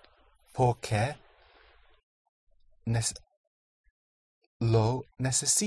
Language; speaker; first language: Spanish; non-native, learner; English